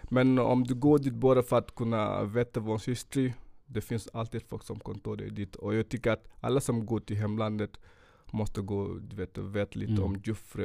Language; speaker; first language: Swedish; non-native, fluent; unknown